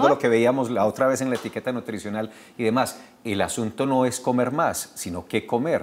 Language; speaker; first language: Spanish; native; Spanish